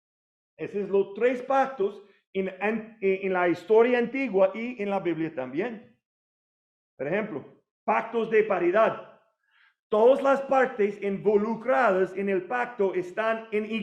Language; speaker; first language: Spanish; non-native, learner; English